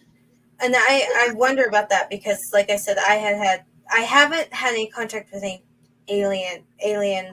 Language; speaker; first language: English; native; English